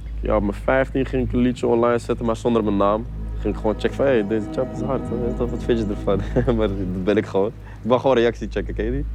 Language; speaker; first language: Dutch; early bilingual, other home language; Arabic